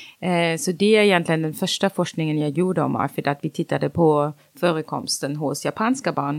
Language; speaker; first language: Swedish; non-native, fluent; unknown